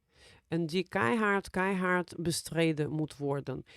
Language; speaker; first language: Dutch; non-native, fluent; Russian